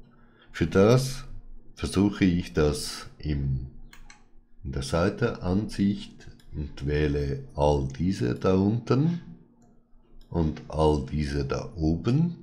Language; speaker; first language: German; non-native, fluent; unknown